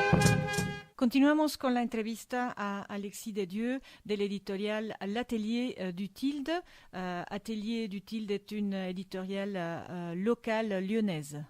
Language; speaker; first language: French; non-native, fluent; Spanish